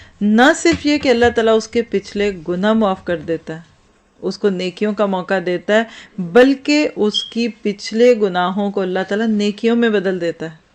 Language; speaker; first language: Urdu; native; Urdu